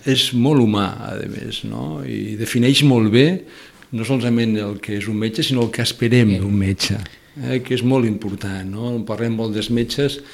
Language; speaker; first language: Catalan; non-native, local second language; Spanish